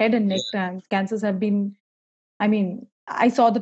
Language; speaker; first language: English; non-native, local second language; Malayalam